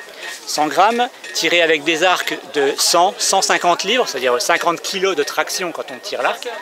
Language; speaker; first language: French; native; French